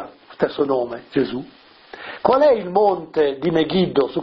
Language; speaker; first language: Italian; native; Italian